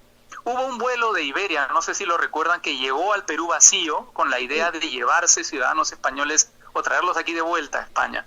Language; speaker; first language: Spanish; native; Spanish